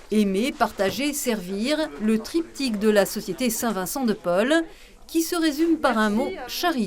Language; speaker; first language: French; native; French